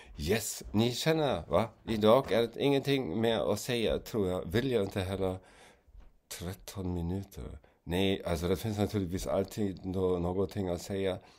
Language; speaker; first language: Swedish; non-native, fluent; German